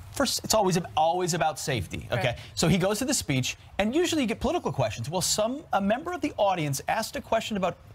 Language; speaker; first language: English; native; English